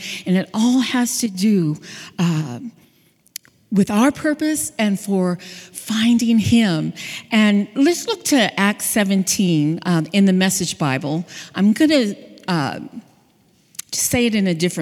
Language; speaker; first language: English; native; English